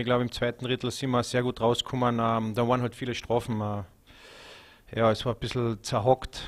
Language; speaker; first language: German; native; German